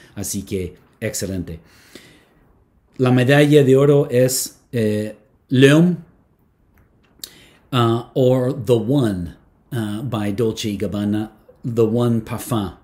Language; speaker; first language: Spanish; non-native, fluent; English